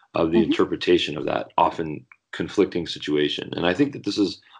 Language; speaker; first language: English; native; English